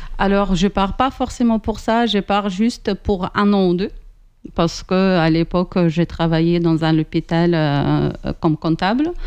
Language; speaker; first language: French; non-native, fluent; Ukrainian